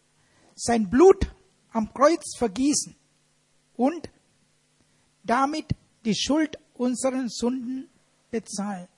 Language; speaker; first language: German; non-native, fluent; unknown